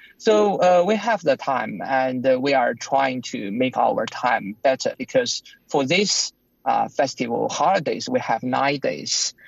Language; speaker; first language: English; non-native, fluent; Chinese